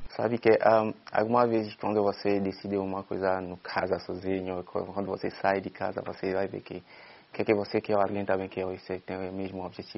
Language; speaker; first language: Portuguese; non-native, fluent; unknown